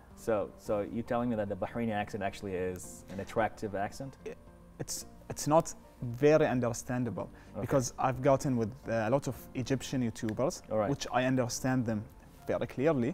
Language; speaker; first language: English; non-native, fluent; Arabic